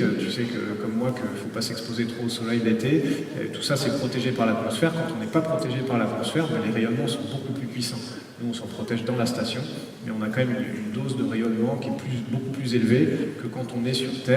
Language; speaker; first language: French; native; French